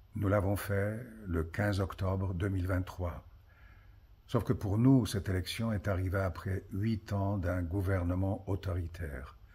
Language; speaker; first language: French; early bilingual, other home language; Polish